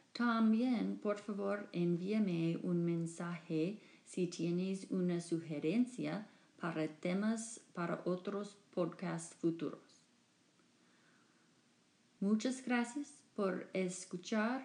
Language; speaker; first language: Spanish; non-native, fluent; English